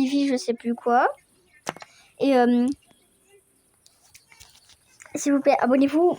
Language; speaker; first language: French; native; French